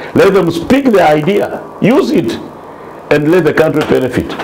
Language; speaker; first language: English; non-native, local second language; Swahili